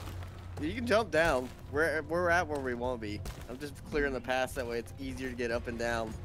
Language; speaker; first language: English; native; English